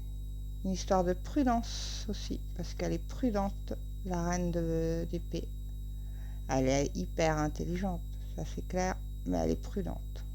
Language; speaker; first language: French; native; French